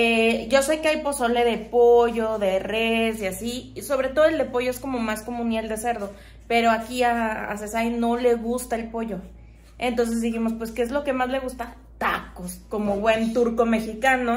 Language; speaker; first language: Spanish; native; Spanish